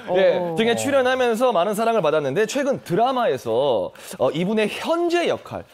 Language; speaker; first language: Korean; native; Korean